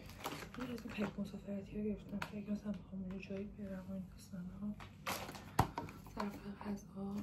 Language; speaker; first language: Persian; native; Persian